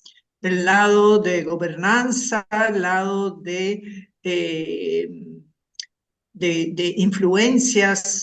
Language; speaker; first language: Spanish; non-native, fluent; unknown